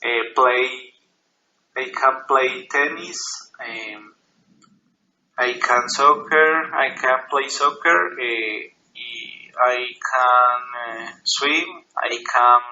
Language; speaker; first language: English; non-native, learner; Spanish